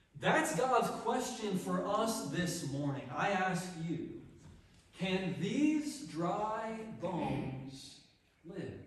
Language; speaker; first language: English; native; English